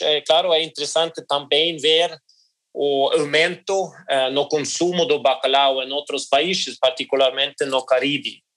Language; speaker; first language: Portuguese; non-native, learner; Norwegian